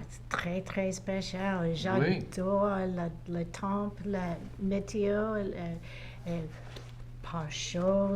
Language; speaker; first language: French; non-native, learner; English